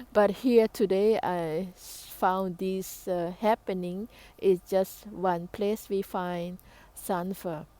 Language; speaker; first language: English; non-native, learner; Thai